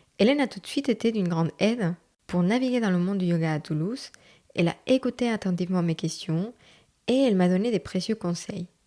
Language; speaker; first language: French; non-native, fluent; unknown